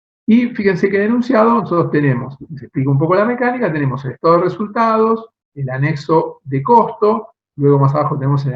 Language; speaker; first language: Spanish; native; Spanish